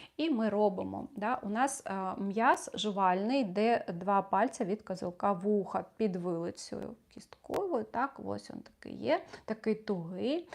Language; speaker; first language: Ukrainian; non-native, local second language; Russian